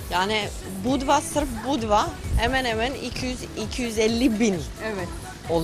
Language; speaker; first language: Turkish; non-native, local second language; Bosnian